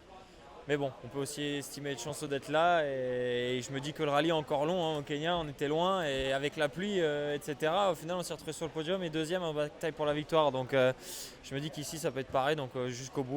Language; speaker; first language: French; native; French